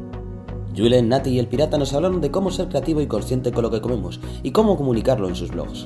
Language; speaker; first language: Spanish; native; Spanish